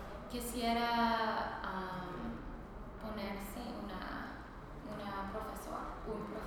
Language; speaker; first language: Spanish; non-native, learner; English